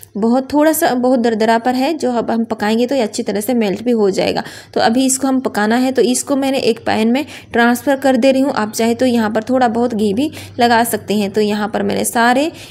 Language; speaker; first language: Hindi; native; Hindi